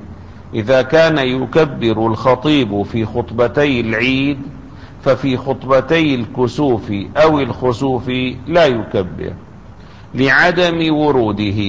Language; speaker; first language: Arabic; native; Arabic